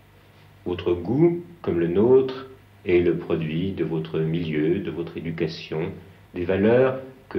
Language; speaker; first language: French; native; French